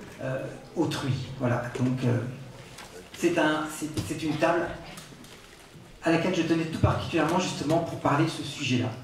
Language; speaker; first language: French; native; French